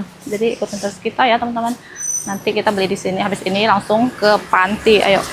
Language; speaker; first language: Indonesian; native; Indonesian